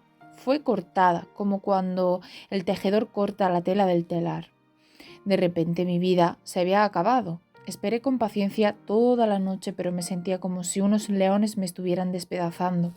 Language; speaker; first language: Spanish; native; Spanish